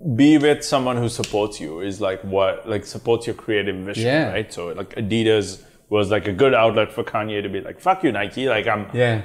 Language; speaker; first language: English; non-native, local second language; Sinhala